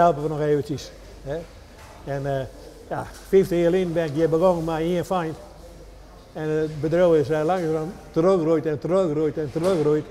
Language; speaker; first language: Dutch; native; Dutch